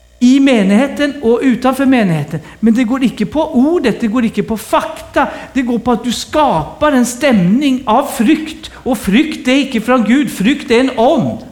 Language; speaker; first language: Swedish; native; Swedish